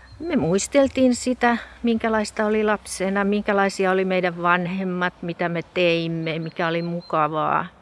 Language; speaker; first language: Finnish; native; Finnish